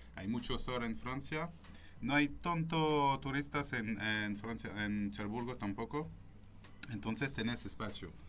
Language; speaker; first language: Spanish; non-native, fluent; French